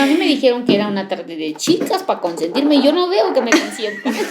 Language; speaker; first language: Spanish; native; Spanish